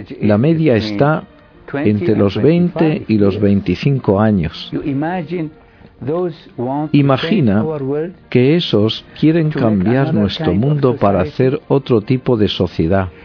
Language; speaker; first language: Spanish; non-native, fluent; Arabic